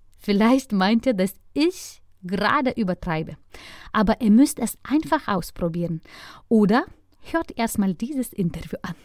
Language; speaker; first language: German; non-native, fluent; Lithuanian